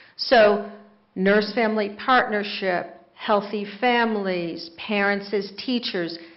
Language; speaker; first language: English; native; English